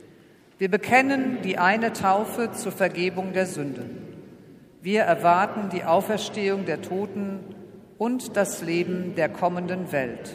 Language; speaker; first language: German; native; German